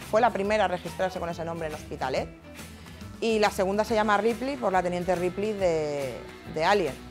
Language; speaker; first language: Spanish; native; Spanish